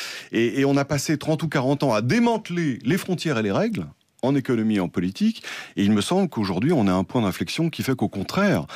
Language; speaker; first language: French; native; French